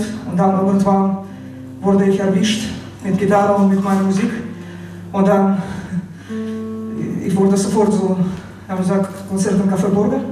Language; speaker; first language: German; non-native, fluent; Russian